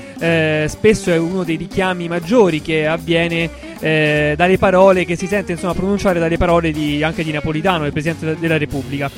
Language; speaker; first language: Italian; native; Italian